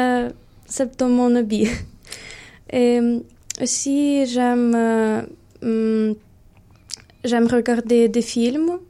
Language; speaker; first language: French; non-native, learner; Ukrainian